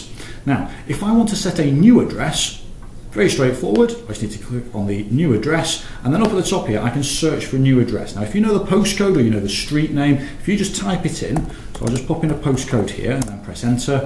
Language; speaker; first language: English; native; English